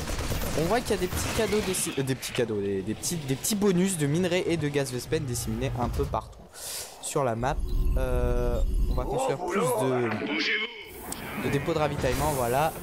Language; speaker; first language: French; native; French